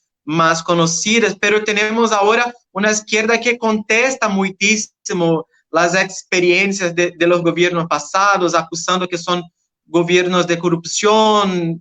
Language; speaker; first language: Spanish; non-native, learner; Portuguese